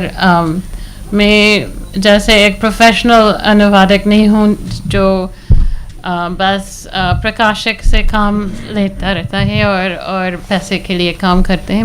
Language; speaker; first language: Hindi; non-native, fluent; English